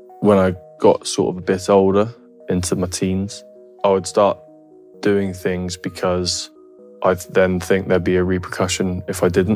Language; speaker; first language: English; native; English